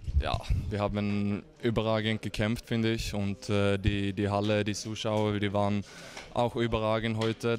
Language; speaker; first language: German; non-native, fluent; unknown